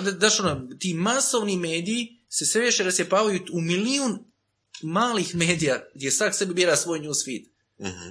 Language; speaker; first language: Croatian; native; Croatian